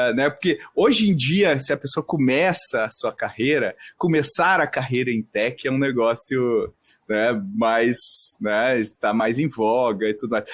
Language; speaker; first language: Portuguese; native; Portuguese